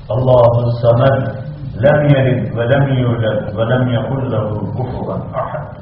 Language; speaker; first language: Urdu; non-native, local second language; Punjabi